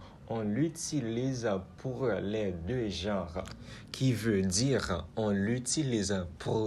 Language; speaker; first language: French; non-native, local second language; Haitian Creole